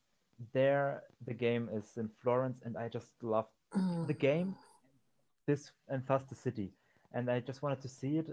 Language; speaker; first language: English; non-native, fluent; German